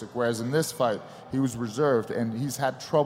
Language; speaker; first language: English; native; English